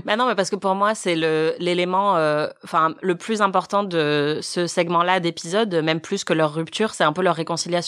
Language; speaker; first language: French; native; French